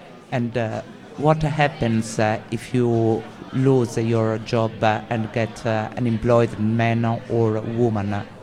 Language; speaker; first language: English; non-native, fluent; Italian